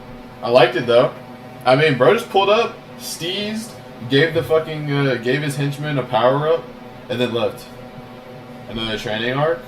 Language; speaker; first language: English; native; English